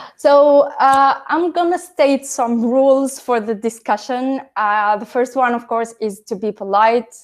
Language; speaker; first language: English; non-native, fluent; Arabic